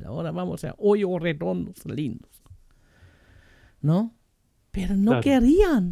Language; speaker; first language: Spanish; non-native, fluent; German